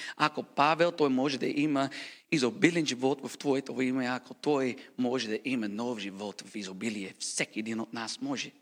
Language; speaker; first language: Bulgarian; non-native, fluent; English